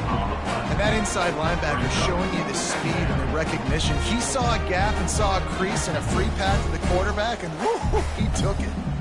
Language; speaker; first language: English; native; English